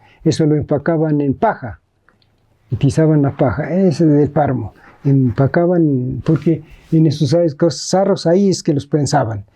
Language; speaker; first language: Spanish; native; Spanish